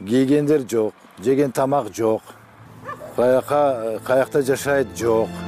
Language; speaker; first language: Kyrgyz; non-native, local second language; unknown